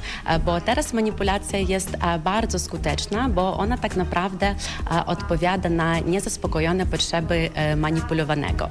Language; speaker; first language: Polish; non-native, fluent; Ukrainian